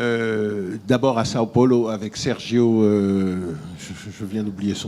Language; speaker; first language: French; native; French